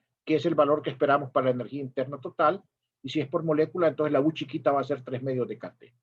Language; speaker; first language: Spanish; native; Spanish